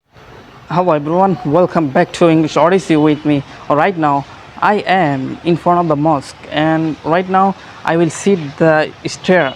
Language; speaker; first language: English; non-native, learner; Bangla